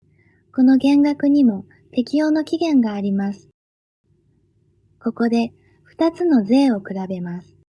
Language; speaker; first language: Japanese; native; Japanese